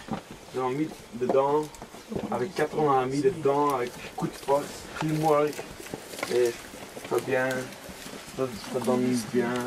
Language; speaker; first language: French; non-native, local second language; Dutch